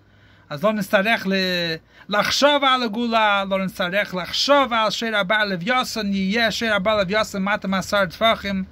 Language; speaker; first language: Hebrew; non-native, fluent; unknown